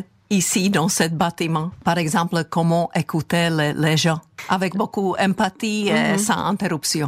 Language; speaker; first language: French; non-native, fluent; Czech